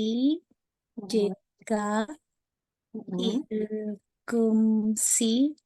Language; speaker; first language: Korean; non-native, learner; Indonesian